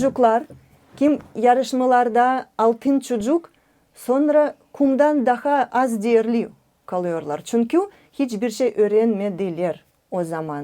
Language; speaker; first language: Turkish; non-native, learner; Russian